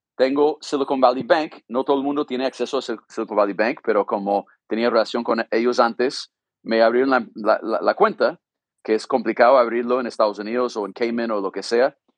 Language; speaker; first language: Spanish; non-native, fluent; English